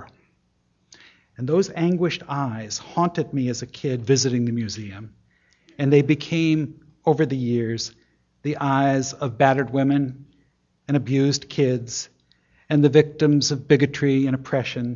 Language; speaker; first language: English; native; English